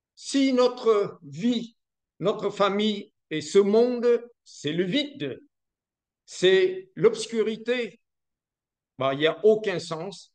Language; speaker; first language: French; non-native, fluent; Vietnamese